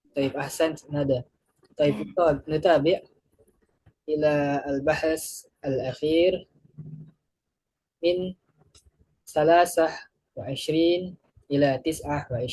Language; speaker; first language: Arabic; non-native, fluent; Indonesian